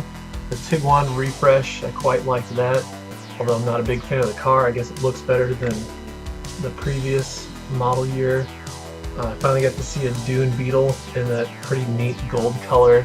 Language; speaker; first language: English; native; English